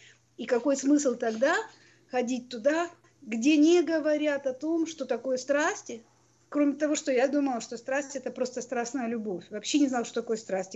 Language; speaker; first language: Russian; native; Russian